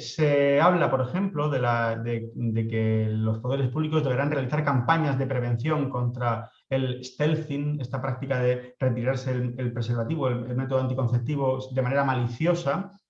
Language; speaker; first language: Spanish; native; Spanish